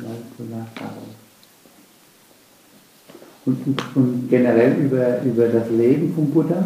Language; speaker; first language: German; native; German